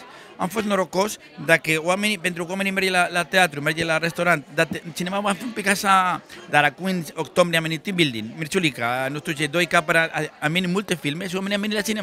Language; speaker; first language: Romanian; non-native, learner; Spanish